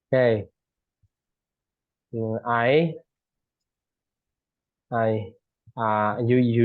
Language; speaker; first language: English; non-native, fluent; Vietnamese